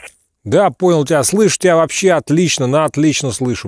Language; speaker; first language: Russian; native; Russian